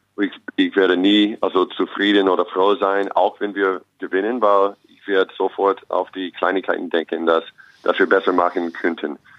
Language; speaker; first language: German; non-native, fluent; English